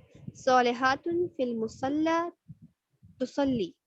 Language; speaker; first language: Arabic; non-native, learner; Urdu